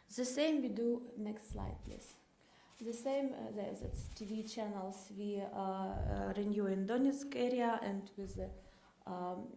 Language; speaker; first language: English; non-native, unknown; Ukrainian